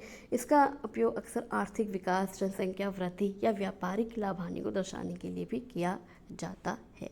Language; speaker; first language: Hindi; native; Hindi